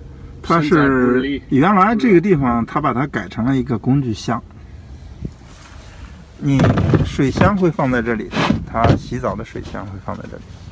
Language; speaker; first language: Chinese; native; Chinese